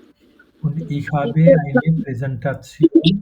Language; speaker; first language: German; non-native, fluent; Bangla